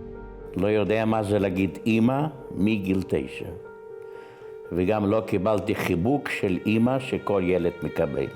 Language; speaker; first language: Hebrew; non-native, fluent; Yiddish